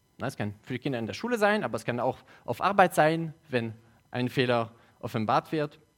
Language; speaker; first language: German; non-native, local second language; French